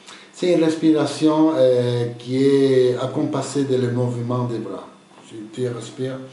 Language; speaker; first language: French; non-native, fluent; Spanish